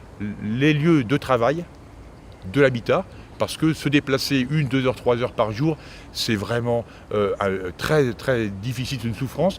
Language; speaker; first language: French; native; French